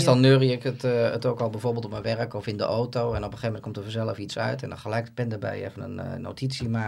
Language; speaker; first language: Dutch; native; Dutch